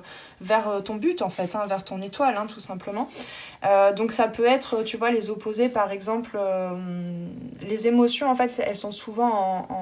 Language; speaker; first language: French; native; French